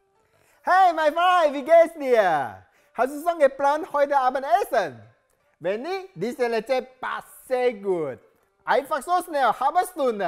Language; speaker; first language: German; non-native, learner; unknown